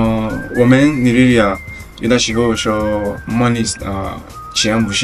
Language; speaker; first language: Chinese; non-native, learner; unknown